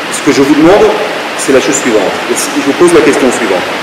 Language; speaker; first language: French; native; French